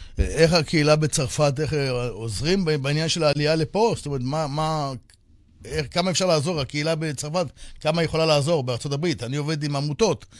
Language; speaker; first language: Hebrew; native; Hebrew